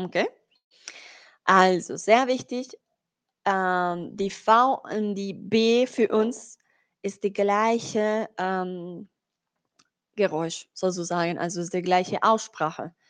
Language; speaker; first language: German; non-native, learner; Spanish